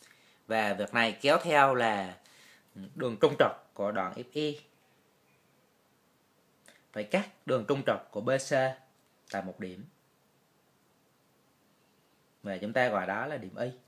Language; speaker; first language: Vietnamese; native; Vietnamese